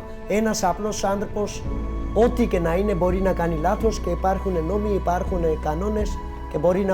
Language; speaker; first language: Greek; non-native, learner; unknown